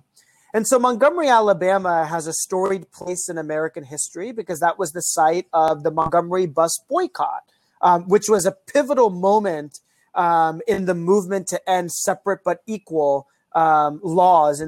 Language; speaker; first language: English; native; English